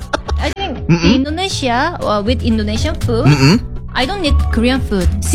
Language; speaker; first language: English; non-native, learner; Korean